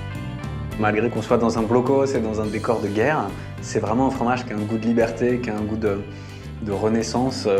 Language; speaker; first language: French; native; French